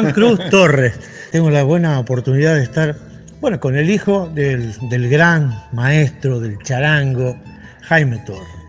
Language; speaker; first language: Spanish; native; Spanish